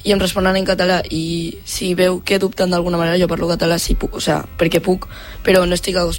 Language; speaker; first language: Catalan; non-native, local second language; Spanish